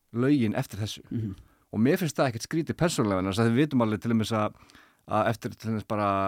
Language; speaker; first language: Icelandic; native; Icelandic